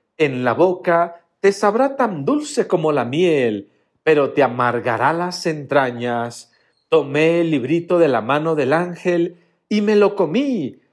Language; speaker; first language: Spanish; native; Spanish